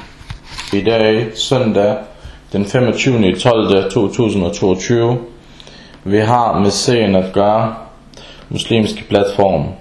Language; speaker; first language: Danish; early bilingual, other home language; Arabic